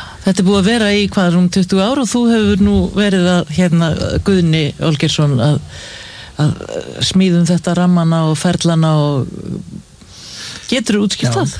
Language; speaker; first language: Icelandic; native; Icelandic